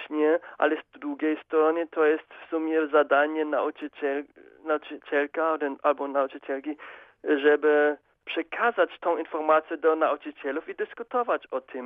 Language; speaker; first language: Polish; non-native, fluent; German